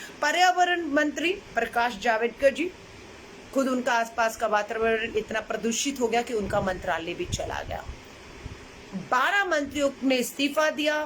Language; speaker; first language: Hindi; native; Hindi